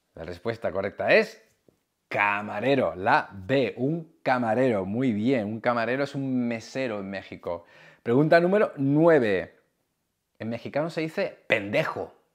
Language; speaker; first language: Spanish; native; Spanish